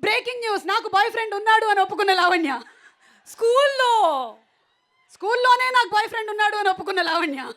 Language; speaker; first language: Telugu; native; Telugu